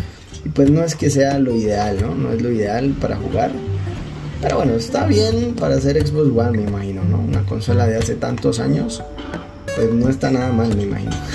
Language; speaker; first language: Spanish; native; Spanish